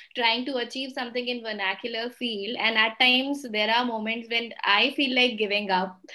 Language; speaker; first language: English; non-native, local second language; Hindi